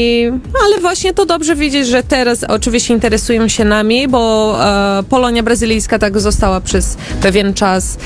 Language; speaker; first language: Polish; non-native, fluent; Portuguese